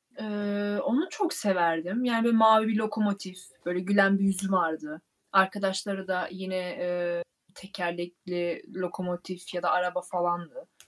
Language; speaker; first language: Turkish; early bilingual, heritage; Turkish